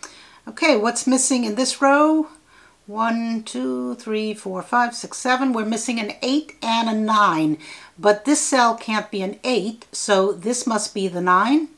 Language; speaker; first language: English; native; English